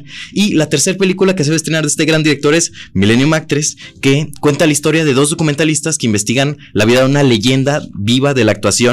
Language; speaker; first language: Spanish; native; Spanish